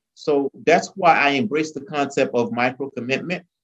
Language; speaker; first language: English; early bilingual, other home language; Haitian Creole